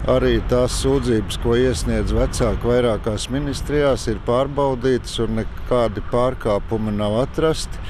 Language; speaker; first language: Latvian; native; Latvian